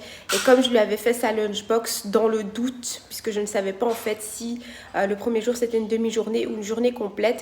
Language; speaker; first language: French; native; French